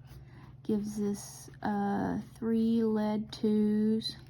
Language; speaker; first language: English; native; English